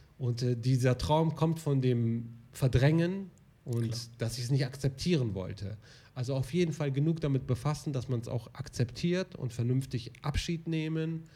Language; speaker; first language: German; early bilingual, other home language; Arabic